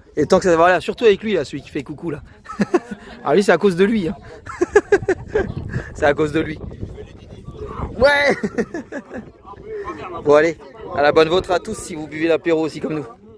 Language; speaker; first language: French; native; French